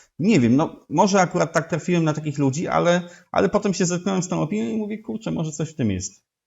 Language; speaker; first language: Polish; native; Polish